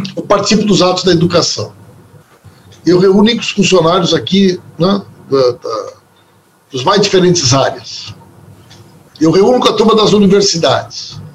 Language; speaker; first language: Portuguese; native; Portuguese